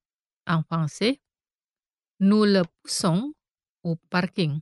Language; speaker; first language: French; non-native, fluent; Indonesian